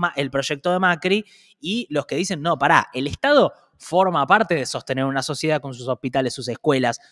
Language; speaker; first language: Spanish; native; Spanish